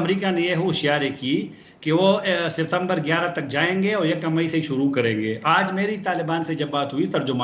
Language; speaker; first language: Hindi; non-native, local second language; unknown